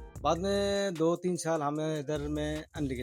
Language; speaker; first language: Hindi; non-native, fluent; Bangla